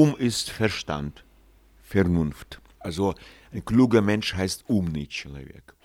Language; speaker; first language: German; non-native, fluent; Russian